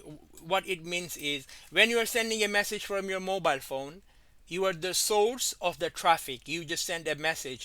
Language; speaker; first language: English; non-native, fluent; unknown